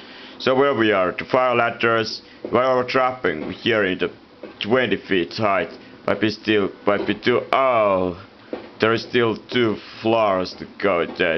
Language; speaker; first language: English; non-native, fluent; Italian